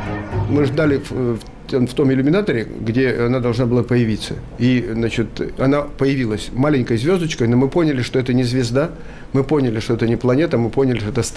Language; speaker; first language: Russian; native; Russian